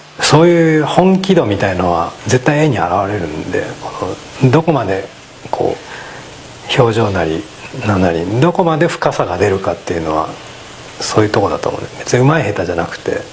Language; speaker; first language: Japanese; native; Japanese